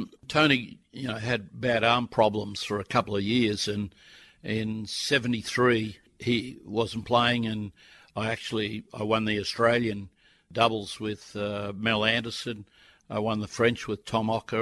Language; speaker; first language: English; native; English